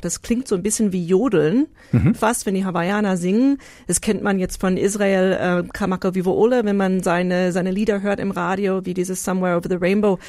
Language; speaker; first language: German; non-native, fluent; English